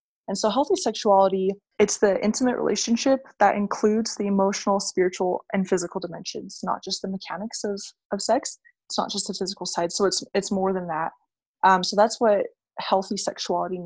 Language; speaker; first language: English; native; English